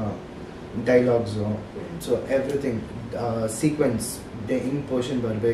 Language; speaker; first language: Kannada; early bilingual, heritage; Kannada